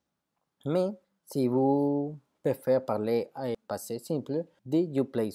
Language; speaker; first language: French; non-native, fluent; Spanish